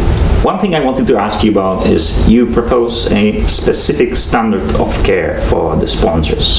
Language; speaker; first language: English; non-native, fluent; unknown